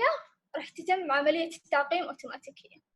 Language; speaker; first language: Arabic; native; Arabic